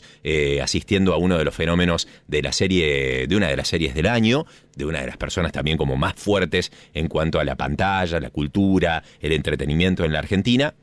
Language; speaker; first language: Spanish; native; Spanish